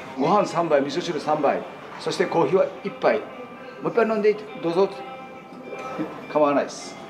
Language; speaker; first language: Japanese; native; Japanese